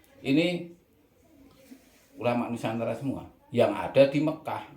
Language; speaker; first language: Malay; non-native, local second language; Javanese